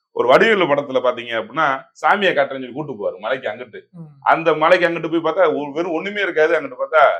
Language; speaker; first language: Tamil; native; Tamil